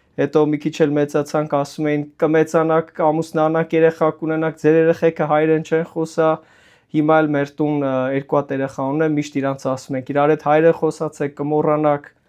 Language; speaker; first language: Armenian; early bilingual, heritage; Armenian